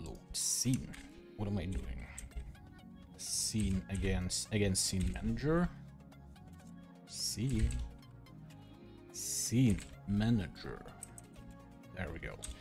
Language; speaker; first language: English; non-native, fluent; Russian